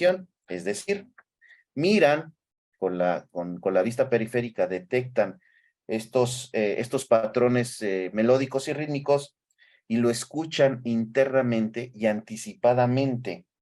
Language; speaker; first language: Spanish; native; Spanish